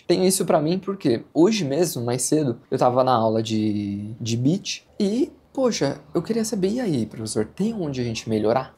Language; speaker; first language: Portuguese; native; Portuguese